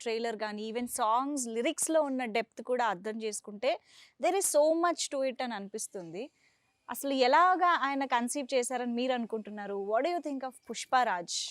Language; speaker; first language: Telugu; native; Telugu